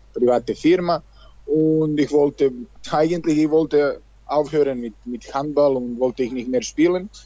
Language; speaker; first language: German; non-native, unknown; Serbian